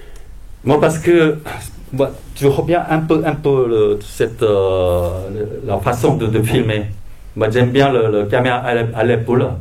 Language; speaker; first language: French; non-native, fluent; Korean